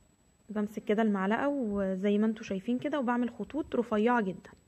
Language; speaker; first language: Arabic; native; Arabic